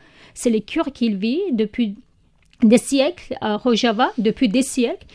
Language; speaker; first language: French; non-native, learner; Kurdish